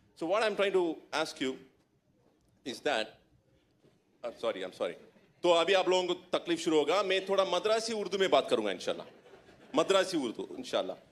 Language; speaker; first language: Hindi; non-native, local second language; Tamil